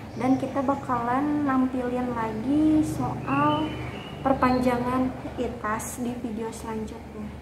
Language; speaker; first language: Indonesian; native; Indonesian